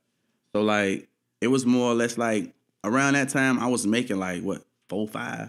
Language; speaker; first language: English; native; English